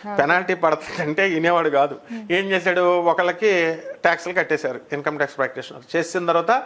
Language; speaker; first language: Telugu; native; Telugu